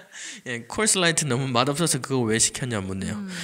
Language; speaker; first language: Korean; native; Korean